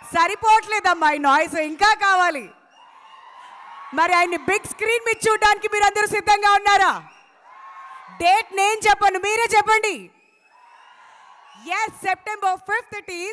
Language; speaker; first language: Telugu; native; Telugu